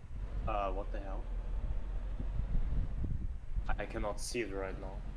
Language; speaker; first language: English; non-native, learner; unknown